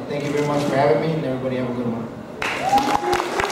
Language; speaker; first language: English; early bilingual, other home language; Spanish